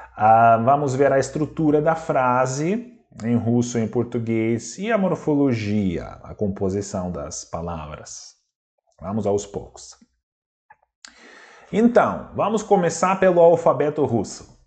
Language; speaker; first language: Portuguese; non-native, fluent; Russian